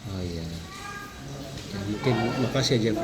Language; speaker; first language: Indonesian; native; Indonesian